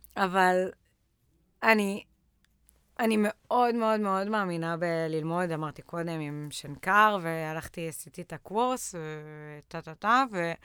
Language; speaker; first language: Hebrew; native; Hebrew